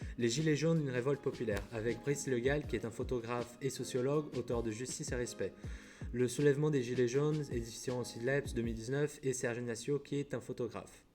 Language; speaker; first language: French; non-native, fluent; Portuguese